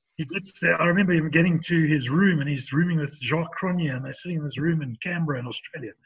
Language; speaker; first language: English; native; English